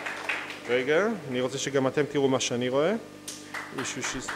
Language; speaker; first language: Hebrew; native; Hebrew